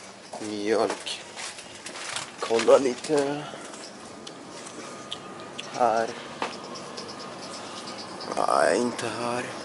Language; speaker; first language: Swedish; non-native, learner; Russian